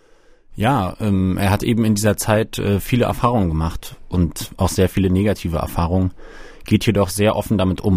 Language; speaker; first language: German; native; German